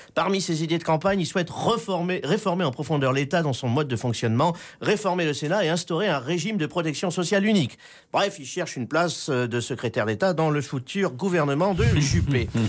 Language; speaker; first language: French; native; French